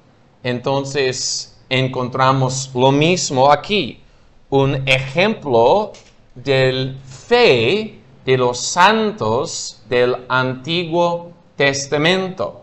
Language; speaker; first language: Spanish; non-native, fluent; English